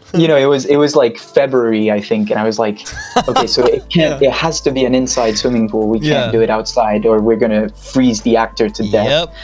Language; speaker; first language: English; non-native, fluent; French